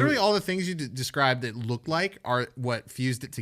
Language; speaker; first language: English; native; English